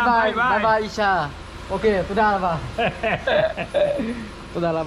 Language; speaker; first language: Hebrew; non-native, learner; Thai